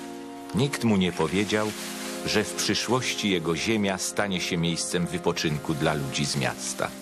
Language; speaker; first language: Polish; native; Polish